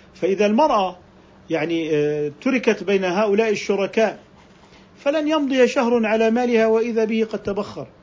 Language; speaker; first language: Arabic; native; Arabic